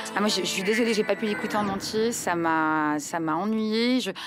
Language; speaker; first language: French; non-native, local second language; Arabic